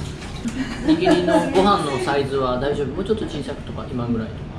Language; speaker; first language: Japanese; native; Japanese